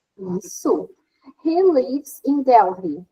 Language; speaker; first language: English; non-native, fluent; Portuguese